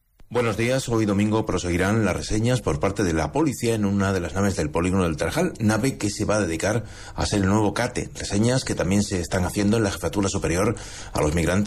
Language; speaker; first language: Spanish; native; Spanish